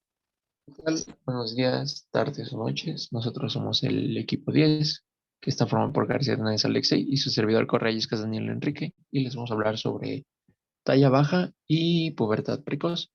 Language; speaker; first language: Spanish; native; Spanish